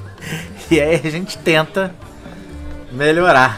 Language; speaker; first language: Portuguese; native; Portuguese